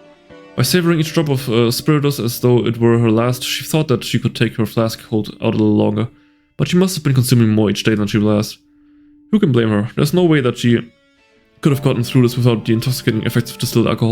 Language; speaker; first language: English; native; English